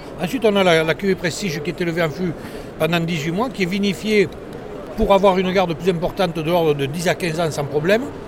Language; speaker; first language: French; native; French